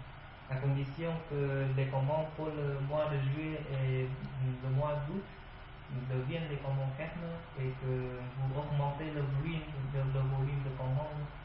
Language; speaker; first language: French; non-native, learner; Vietnamese